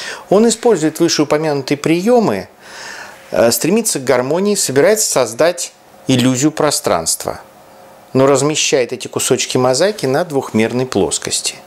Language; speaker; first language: Russian; native; Russian